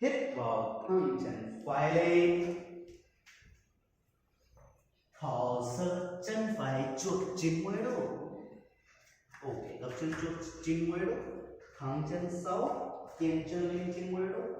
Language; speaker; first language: Vietnamese; non-native, learner; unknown